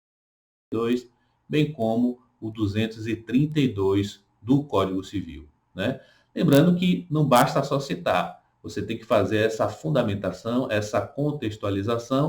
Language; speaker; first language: Portuguese; native; Portuguese